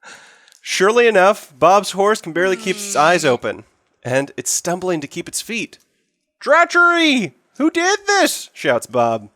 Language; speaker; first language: English; native; English